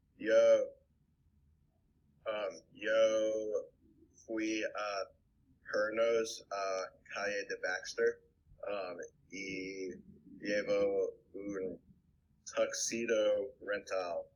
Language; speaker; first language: Spanish; non-native, learner; English